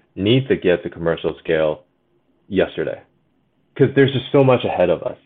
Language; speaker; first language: English; early bilingual, other home language; Chinese